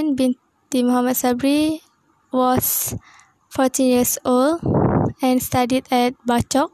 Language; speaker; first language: English; non-native, local second language; Malay